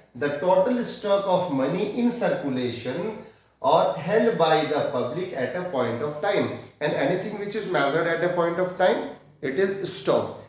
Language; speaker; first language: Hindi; native; Hindi